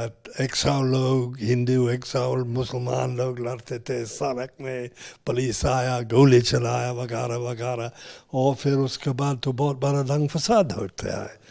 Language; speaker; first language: Hindi; non-native, fluent; English